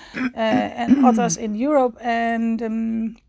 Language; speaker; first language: English; non-native, fluent; Danish